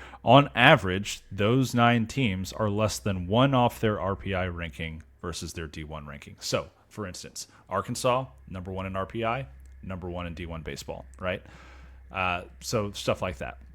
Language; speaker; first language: English; native; English